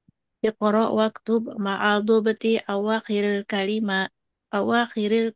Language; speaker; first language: Arabic; non-native, learner; Indonesian